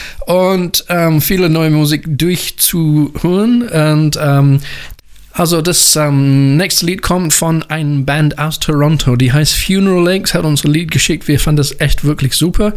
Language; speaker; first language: German; non-native, learner; English